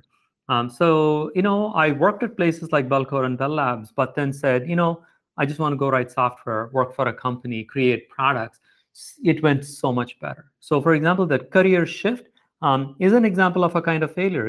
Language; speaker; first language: English; non-native, local second language; Tamil